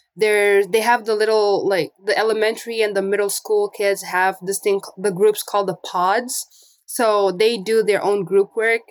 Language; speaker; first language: English; non-native, local second language; Portuguese